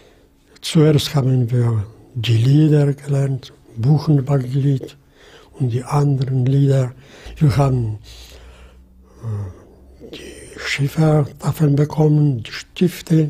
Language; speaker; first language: German; non-native, fluent; Polish